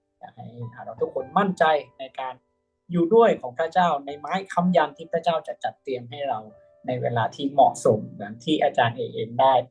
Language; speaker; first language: Thai; native; Thai